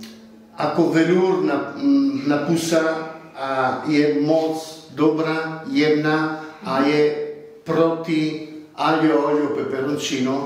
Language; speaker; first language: Czech; non-native, learner; Italian